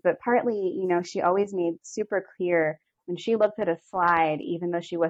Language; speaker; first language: English; native; English